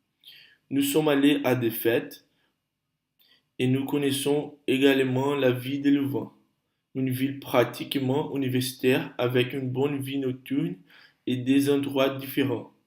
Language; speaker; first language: French; non-native, learner; Portuguese